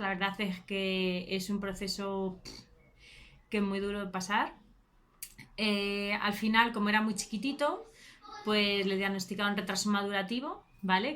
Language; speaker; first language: Spanish; native; Spanish